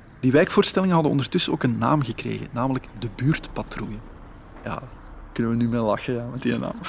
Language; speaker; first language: Dutch; native; Dutch